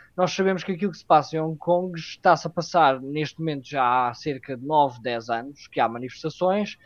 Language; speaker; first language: Portuguese; native; Portuguese